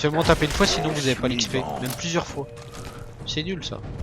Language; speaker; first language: French; native; French